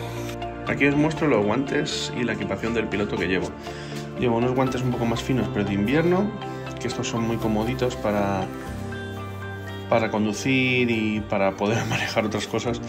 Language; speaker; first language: Spanish; native; Spanish